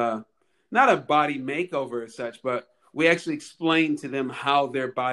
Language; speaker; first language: English; native; English